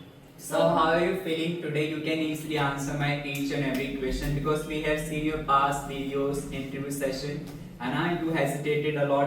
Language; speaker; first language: English; non-native, fluent; Hindi